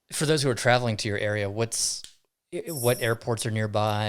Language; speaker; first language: English; native; English